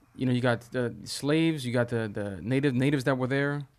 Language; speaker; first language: English; early bilingual, other home language; Spanish